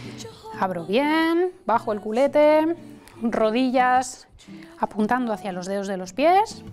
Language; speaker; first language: Spanish; native; Spanish